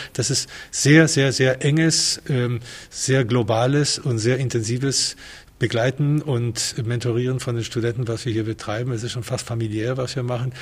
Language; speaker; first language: German; non-native, fluent; Spanish